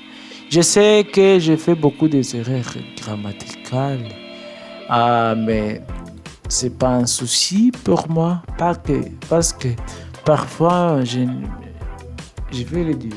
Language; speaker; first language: French; non-native, learner; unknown